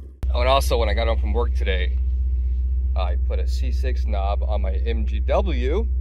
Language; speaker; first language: English; native; English